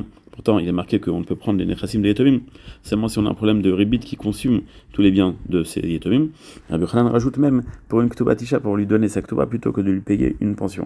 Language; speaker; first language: French; native; French